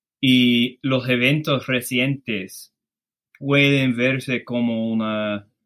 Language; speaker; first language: Spanish; non-native, fluent; English